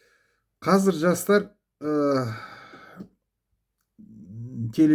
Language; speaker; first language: Kazakh; non-native, local second language; Russian